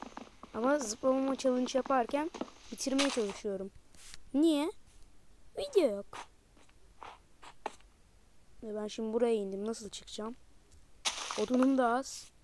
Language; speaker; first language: Turkish; native; Turkish